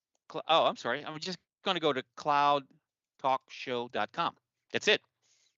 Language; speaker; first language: English; native; English